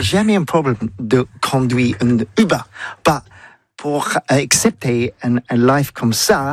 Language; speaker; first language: French; non-native, learner; English